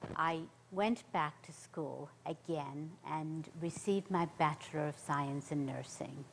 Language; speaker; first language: English; native; English